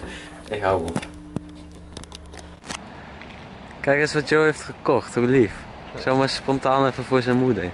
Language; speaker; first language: Dutch; native; Dutch